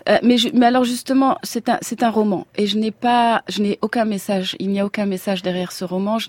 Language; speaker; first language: French; non-native, local second language; Arabic